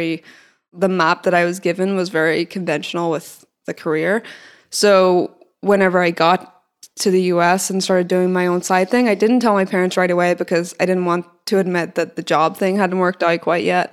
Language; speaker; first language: English; native; English